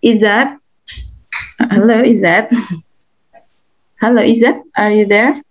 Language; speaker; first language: English; non-native, fluent; Indonesian